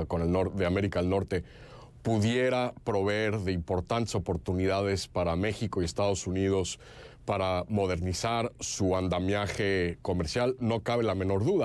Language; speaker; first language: Spanish; native; Spanish